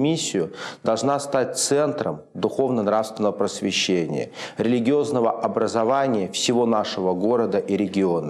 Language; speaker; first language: Russian; native; Russian